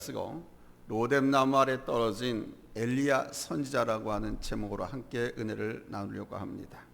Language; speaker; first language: Korean; native; Korean